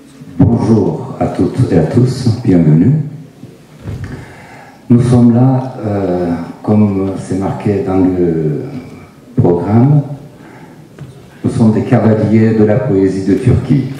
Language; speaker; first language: French; non-native, fluent; Turkish